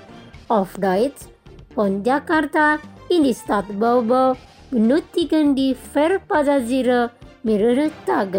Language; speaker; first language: German; non-native, fluent; Indonesian